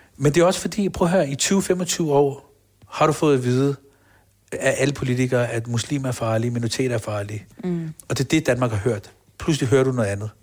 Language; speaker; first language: Danish; early bilingual, other home language; Urdu